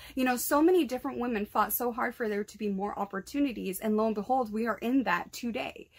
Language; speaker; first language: English; native; English